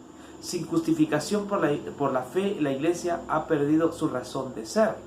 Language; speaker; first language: Spanish; native; Spanish